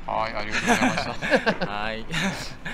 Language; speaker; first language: Japanese; non-native, learner; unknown